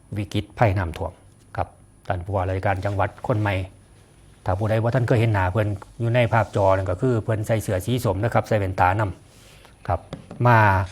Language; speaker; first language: Thai; non-native, local second language; Northeastern Thai